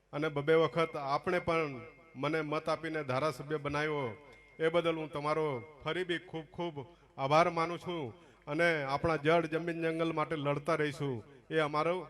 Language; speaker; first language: Gujarati; non-native, local second language; Vasavi